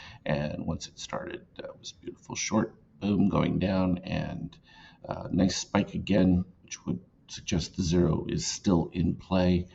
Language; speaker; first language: English; native; English